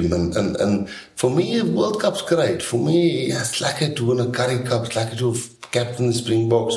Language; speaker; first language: English; non-native, local second language; Afrikaans